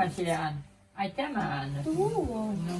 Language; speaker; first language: Finnish; native; Finnish